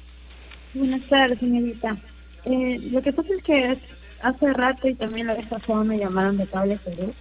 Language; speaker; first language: Spanish; native; Spanish